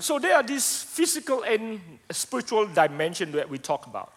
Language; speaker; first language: English; non-native, fluent; Indonesian